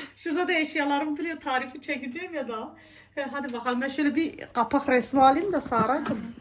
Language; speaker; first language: Turkish; native; Turkish